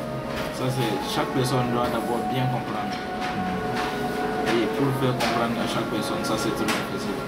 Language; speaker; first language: French; non-native, learner; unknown